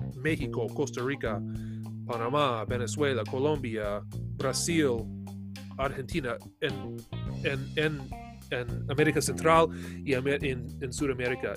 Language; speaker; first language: Spanish; non-native, learner; English